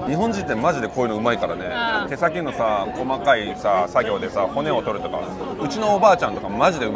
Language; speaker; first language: Japanese; native; Japanese